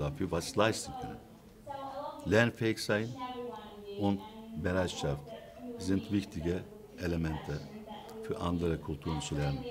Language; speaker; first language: German; non-native, fluent; Turkish